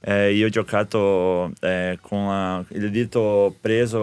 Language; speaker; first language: Italian; non-native, fluent; Portuguese